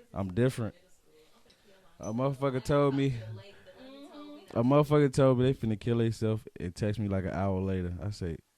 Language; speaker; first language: English; native; English